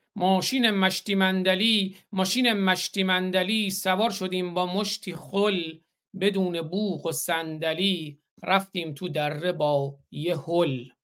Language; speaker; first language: Persian; native; Persian